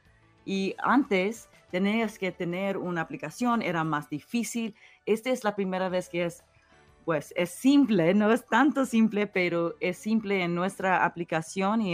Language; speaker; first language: Spanish; early bilingual, heritage; English